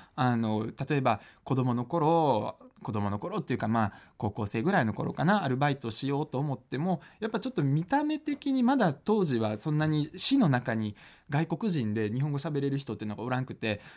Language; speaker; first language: Japanese; early bilingual, other home language; Russian